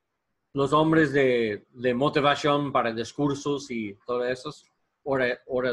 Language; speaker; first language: Spanish; non-native, learner; English